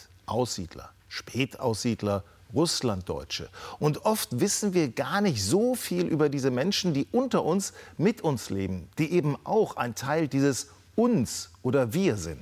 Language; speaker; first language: German; native; German